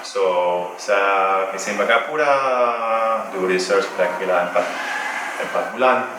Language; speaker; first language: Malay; non-native, learner; Dutch